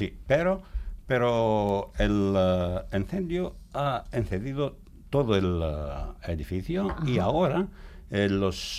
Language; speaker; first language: Spanish; non-native, fluent; Greek